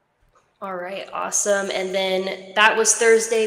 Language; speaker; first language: English; native; English